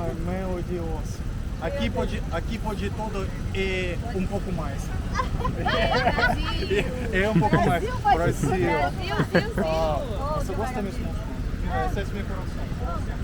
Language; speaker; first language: Portuguese; non-native, learner; Russian